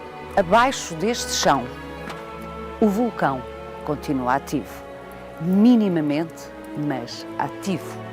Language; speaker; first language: Portuguese; native; Portuguese